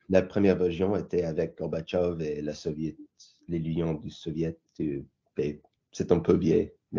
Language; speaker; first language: French; non-native, learner; English